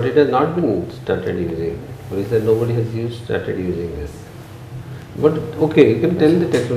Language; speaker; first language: English; non-native, local second language; Odia